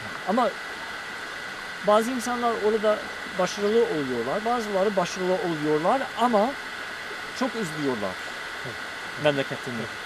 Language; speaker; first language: Turkish; non-native, fluent; English